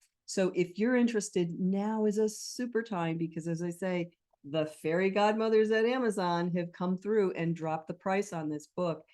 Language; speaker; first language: English; native; English